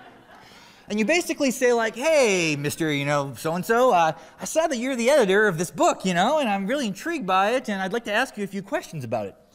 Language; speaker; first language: English; native; English